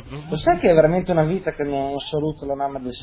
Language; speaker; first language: Italian; native; Italian